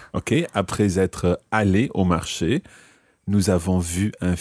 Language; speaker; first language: French; non-native, fluent; English